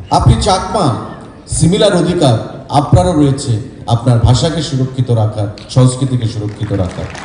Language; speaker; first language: Bangla; native; Bangla